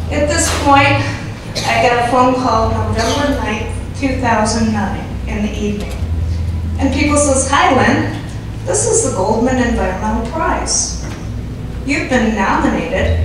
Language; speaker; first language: English; native; English